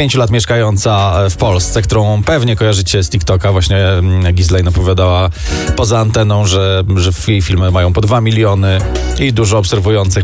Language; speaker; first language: Polish; native; Polish